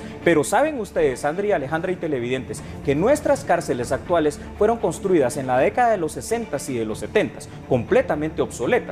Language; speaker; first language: Spanish; native; Spanish